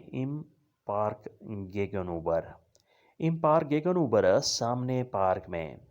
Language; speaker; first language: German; non-native, fluent; Urdu